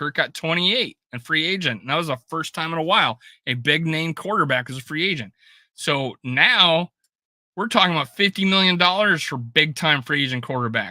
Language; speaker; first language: English; native; English